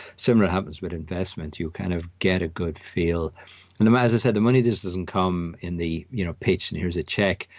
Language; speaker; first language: English; native; English